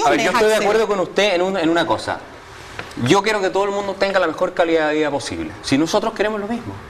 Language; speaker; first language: Spanish; native; Spanish